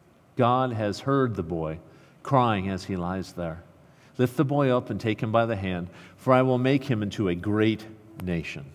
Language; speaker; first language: English; native; English